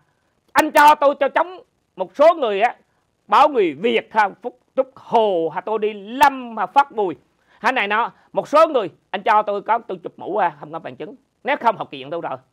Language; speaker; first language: Vietnamese; native; Vietnamese